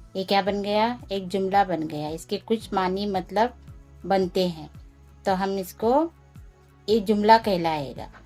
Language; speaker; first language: Urdu; native; Urdu